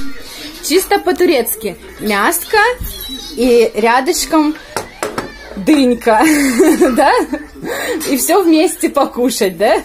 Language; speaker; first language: Russian; native; Russian